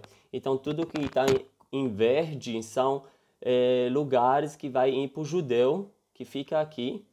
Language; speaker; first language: Portuguese; early bilingual, heritage; Hebrew